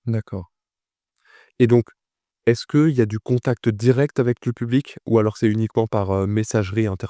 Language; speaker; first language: French; native; French